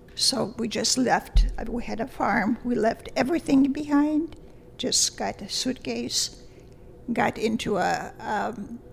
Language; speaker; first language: English; early bilingual, other home language; Lithuanian